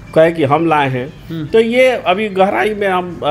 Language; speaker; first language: Hindi; native; Hindi